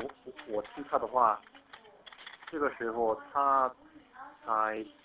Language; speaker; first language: Chinese; non-native, fluent; Korean